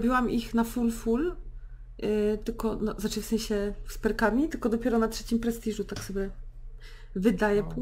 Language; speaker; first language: Polish; native; Polish